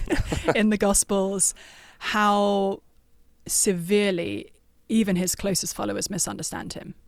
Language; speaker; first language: English; native; English